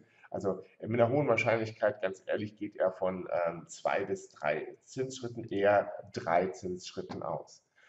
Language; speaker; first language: German; native; German